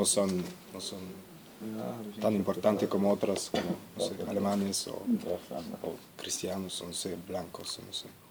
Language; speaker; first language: Spanish; non-native, learner; German